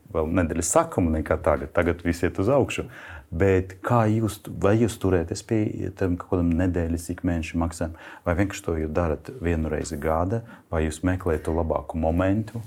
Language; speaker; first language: Latvian; non-native, local second language; Russian